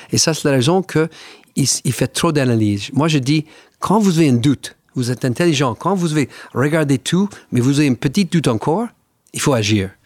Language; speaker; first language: French; non-native, fluent; English